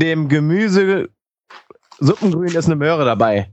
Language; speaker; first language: German; native; German